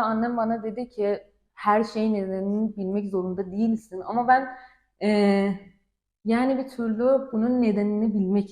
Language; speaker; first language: Turkish; non-native, learner; Persian